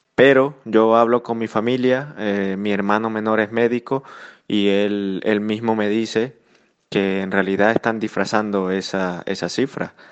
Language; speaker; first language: Spanish; native; Spanish